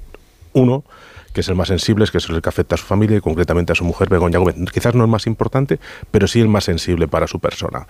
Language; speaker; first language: Spanish; native; Spanish